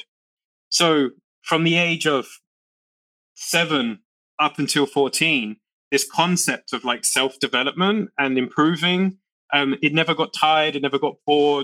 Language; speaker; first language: English; native; English